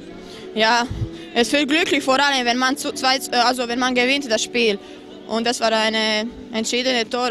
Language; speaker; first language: German; non-native, fluent; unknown